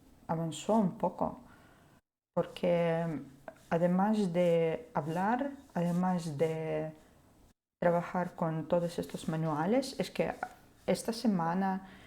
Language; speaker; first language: Spanish; non-native, fluent; Ukrainian